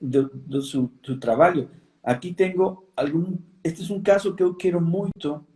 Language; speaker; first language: Portuguese; non-native, fluent; Spanish